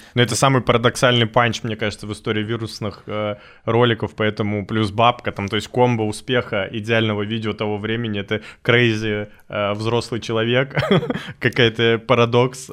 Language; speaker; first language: Russian; native; Russian